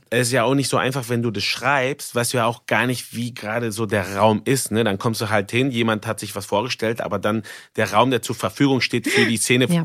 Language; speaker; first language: German; non-native, fluent; Spanish